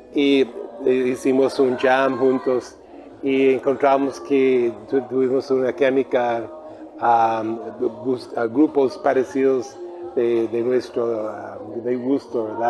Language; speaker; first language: Spanish; non-native, fluent; English